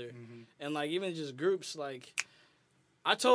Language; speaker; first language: English; early bilingual, other home language; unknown